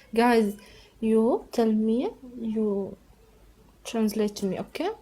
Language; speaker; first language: English; non-native, learner; Arabic